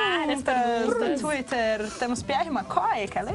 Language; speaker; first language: Portuguese; native; Portuguese